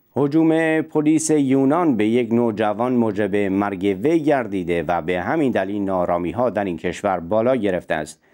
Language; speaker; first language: Persian; non-native, local second language; Central Kurdish